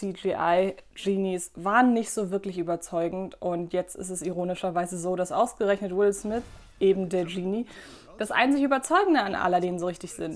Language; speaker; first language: German; native; German